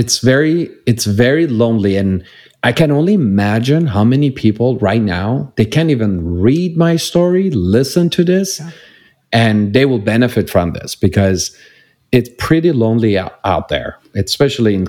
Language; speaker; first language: English; non-native, fluent; Persian